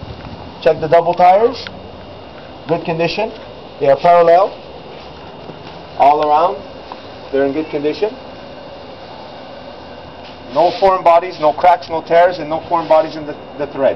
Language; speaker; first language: English; non-native, local second language; French